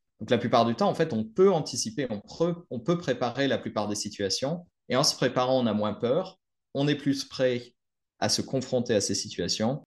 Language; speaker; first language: French; native; French